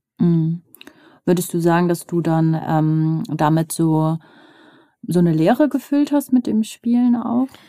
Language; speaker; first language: German; native; German